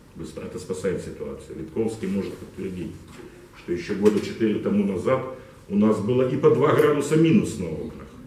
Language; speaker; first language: Russian; non-native, local second language; Ukrainian